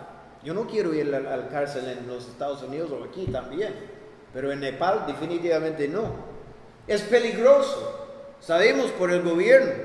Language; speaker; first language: Spanish; non-native, fluent; English